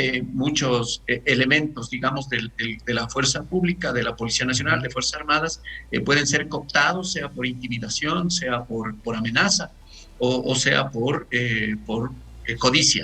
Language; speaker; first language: Spanish; native; Spanish